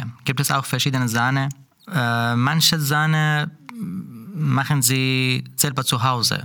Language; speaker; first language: German; non-native, learner; Persian